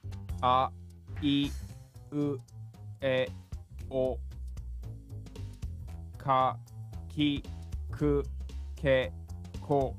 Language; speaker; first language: Japanese; non-native, fluent; English